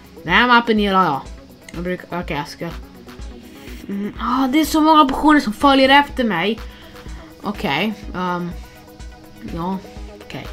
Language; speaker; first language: Swedish; non-native, fluent; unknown